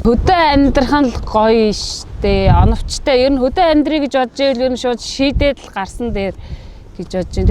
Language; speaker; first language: Mongolian; native; Mongolian